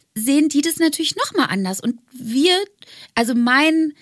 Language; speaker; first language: German; native; German